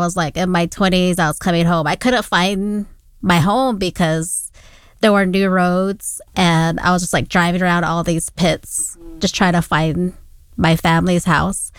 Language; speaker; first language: English; non-native, local second language; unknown